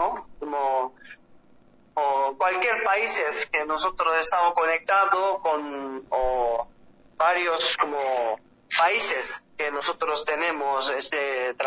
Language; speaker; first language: Spanish; non-native, learner; Korean